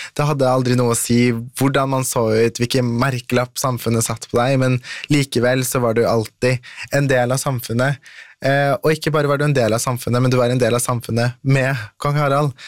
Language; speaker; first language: Norwegian; early bilingual, other home language; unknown